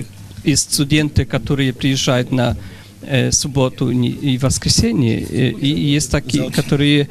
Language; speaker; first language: Russian; non-native, fluent; Polish